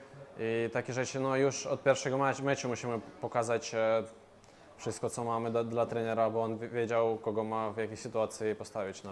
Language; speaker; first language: Polish; non-native, fluent; Russian